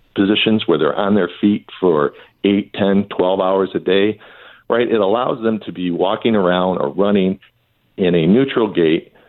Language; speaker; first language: English; native; English